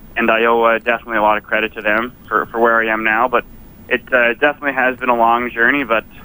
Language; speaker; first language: English; native; English